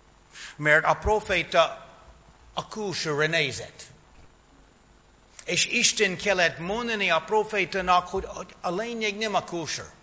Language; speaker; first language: Hungarian; non-native, fluent; English